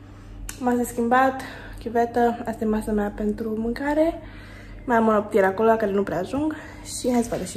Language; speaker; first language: Romanian; native; Romanian